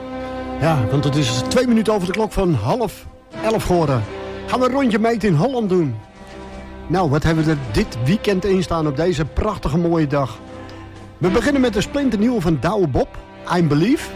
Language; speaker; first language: Dutch; native; Dutch